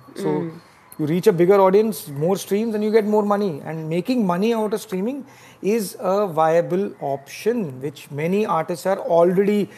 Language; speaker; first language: English; non-native, local second language; Tamil